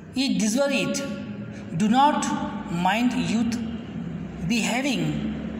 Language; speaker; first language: English; non-native, local second language; Marathi